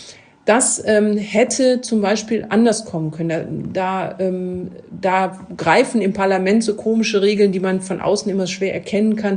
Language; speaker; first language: German; native; German